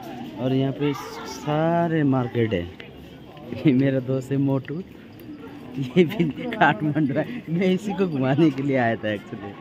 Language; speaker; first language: Hindi; non-native, local second language; Nepali